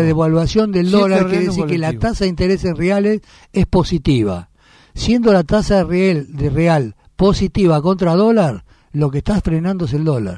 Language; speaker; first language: Spanish; native; Spanish